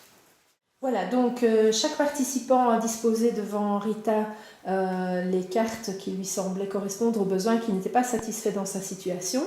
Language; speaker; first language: French; native; French